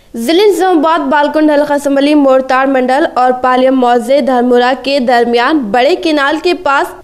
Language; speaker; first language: Urdu; native; Urdu